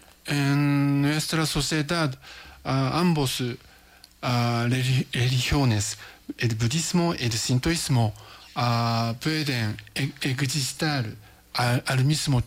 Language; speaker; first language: Spanish; non-native, learner; Japanese